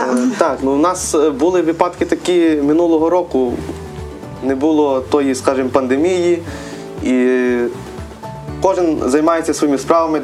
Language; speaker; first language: Ukrainian; native; Ukrainian